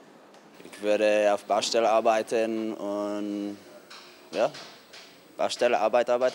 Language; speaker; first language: German; non-native, learner; English